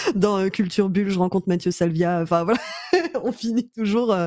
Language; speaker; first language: French; native; French